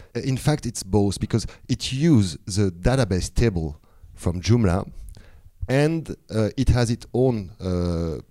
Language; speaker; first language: English; non-native, fluent; French